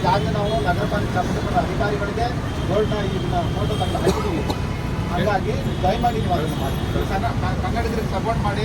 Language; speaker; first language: Kannada; native; Kannada